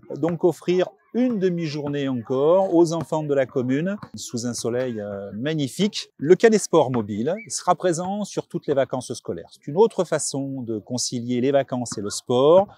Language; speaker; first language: French; native; French